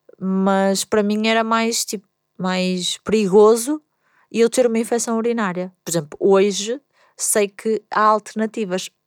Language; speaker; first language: Portuguese; native; Portuguese